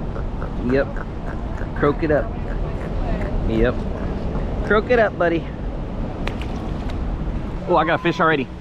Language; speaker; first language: English; native; English